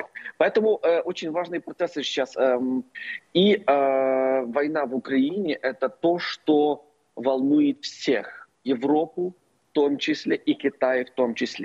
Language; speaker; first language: Russian; non-native, local second language; Ukrainian